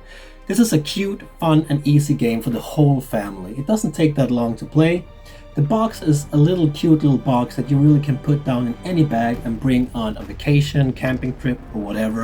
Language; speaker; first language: English; non-native, fluent; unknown